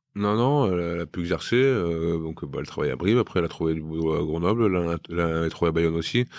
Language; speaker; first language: French; native; French